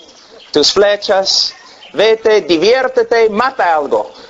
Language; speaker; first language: Spanish; non-native, fluent; English